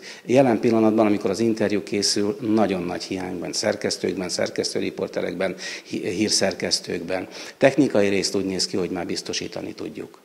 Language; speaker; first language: Hungarian; native; Hungarian